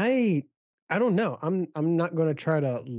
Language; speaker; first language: English; native; English